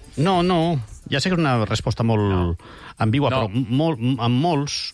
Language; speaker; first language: Catalan; non-native, local second language; Spanish